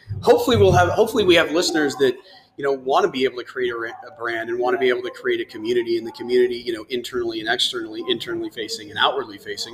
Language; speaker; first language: English; native; English